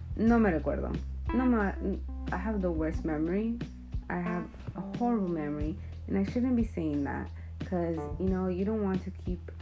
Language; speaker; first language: English; early bilingual, other home language; Spanish